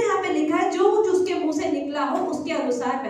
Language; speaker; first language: Hindi; native; Hindi